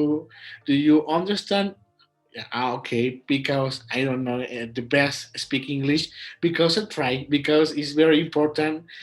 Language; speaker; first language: English; non-native, learner; Spanish